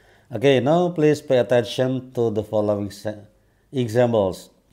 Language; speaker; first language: English; non-native, fluent; Indonesian